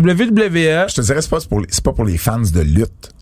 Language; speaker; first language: French; native; French